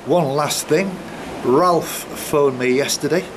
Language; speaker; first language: English; native; English